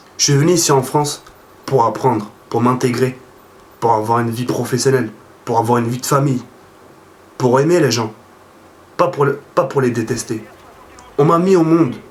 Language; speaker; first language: French; early bilingual, other home language; Arabic